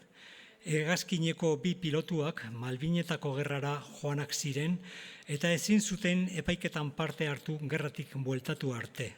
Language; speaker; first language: Basque; non-native, local second language; Spanish